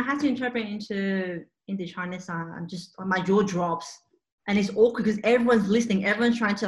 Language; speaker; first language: English; non-native, local second language; Cantonese